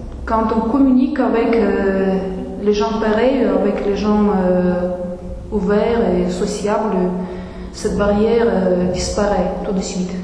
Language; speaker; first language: French; non-native, fluent; Russian